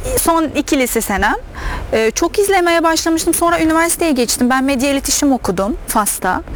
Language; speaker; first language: Turkish; non-native, fluent; Arabic